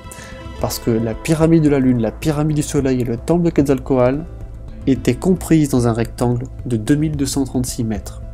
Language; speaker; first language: French; native; French